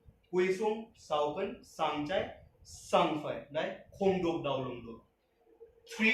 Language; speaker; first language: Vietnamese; non-native, learner; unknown